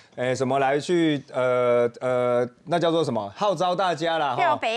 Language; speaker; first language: Chinese; native; Chinese